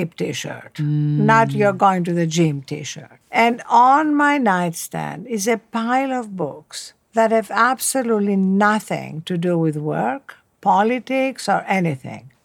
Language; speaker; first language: English; non-native, fluent; Greek